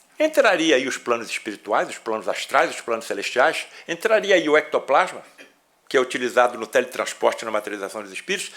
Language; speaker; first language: Portuguese; native; Portuguese